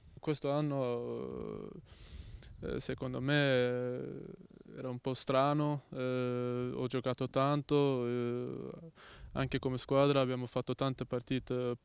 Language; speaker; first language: Italian; non-native, learner; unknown